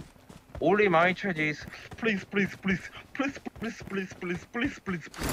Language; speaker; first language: English; non-native, learner; Korean